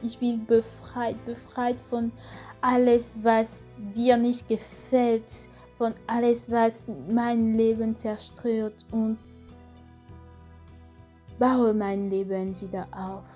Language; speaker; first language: German; non-native, fluent; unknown